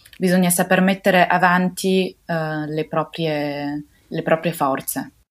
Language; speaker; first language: Italian; native; Italian